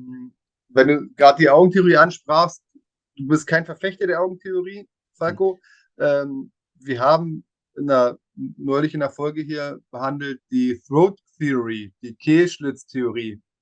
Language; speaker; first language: German; native; German